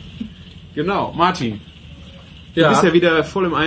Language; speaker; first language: German; native; German